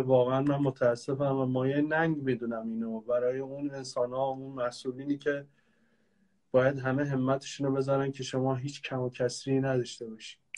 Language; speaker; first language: Persian; native; Persian